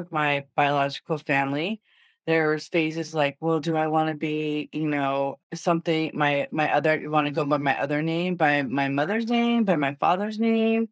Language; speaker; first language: English; native; English